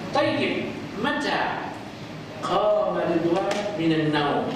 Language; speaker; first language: Arabic; non-native, fluent; Malay